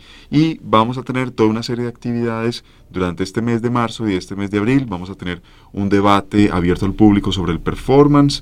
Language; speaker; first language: Spanish; native; Spanish